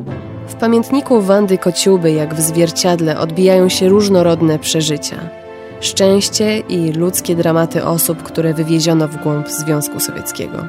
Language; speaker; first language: Polish; native; Polish